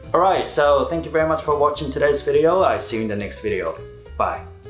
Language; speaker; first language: English; non-native, fluent; Japanese